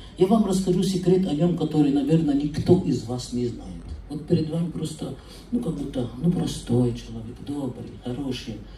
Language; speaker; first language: Russian; non-native, fluent; Arabic